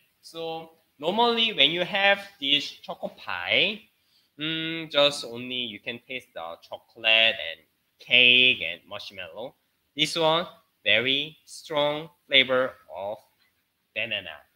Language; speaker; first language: English; non-native, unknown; Korean